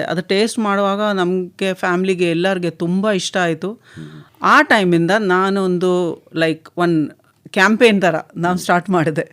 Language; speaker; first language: Kannada; non-native, local second language; Malayalam